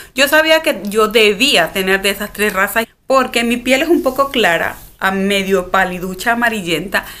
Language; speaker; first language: Spanish; native; Spanish